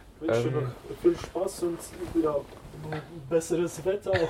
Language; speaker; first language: German; non-native, fluent; Polish